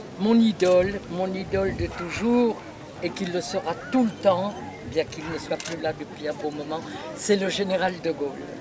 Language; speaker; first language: French; native; French